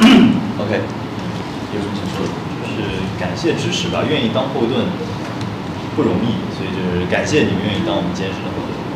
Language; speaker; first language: Chinese; native; Chinese